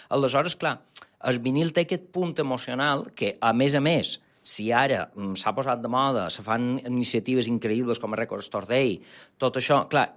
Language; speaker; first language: Catalan; non-native, local second language; Spanish